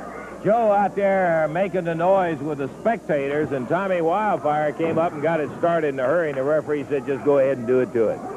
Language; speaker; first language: English; native; English